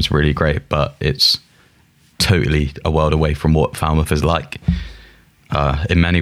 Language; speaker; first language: English; native; English